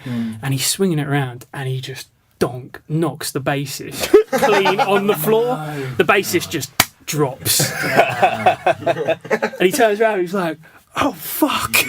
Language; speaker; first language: English; native; English